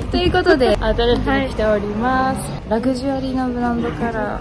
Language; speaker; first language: Japanese; native; Japanese